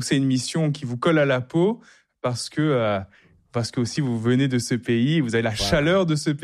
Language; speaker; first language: French; native; French